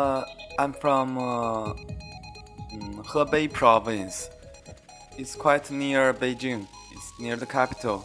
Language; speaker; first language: English; non-native, learner; Chinese